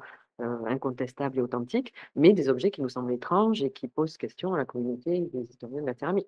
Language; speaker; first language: French; native; French